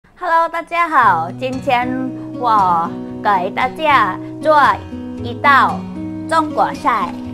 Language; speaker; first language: Chinese; non-native, learner; Thai